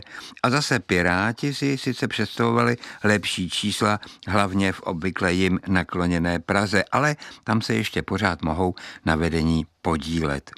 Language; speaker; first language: Czech; native; Czech